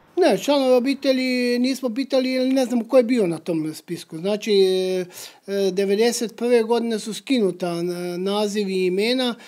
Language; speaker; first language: Croatian; native; Croatian